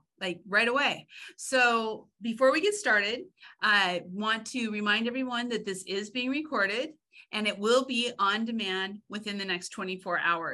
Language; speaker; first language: English; native; English